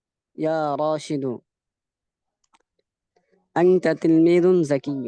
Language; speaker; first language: Arabic; non-native, learner; Bangla